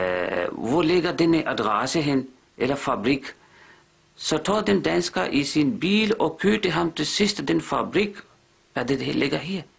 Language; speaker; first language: Danish; non-native, fluent; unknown